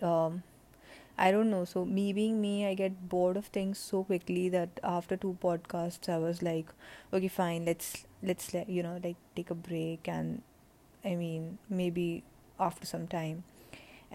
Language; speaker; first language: English; non-native, local second language; Hindi